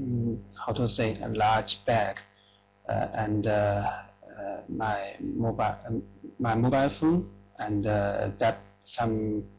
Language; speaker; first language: English; non-native, learner; Chinese